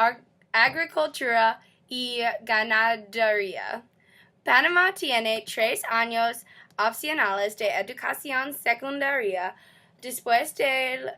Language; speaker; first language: Spanish; non-native, learner; English